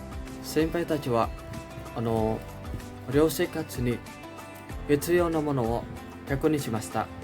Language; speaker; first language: Japanese; non-native, learner; Indonesian